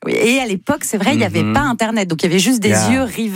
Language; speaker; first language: French; native; French